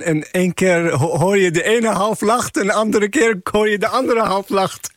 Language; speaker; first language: Dutch; non-native, fluent; Arabic